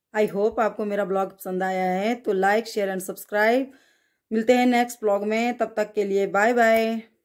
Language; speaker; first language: Hindi; native; Hindi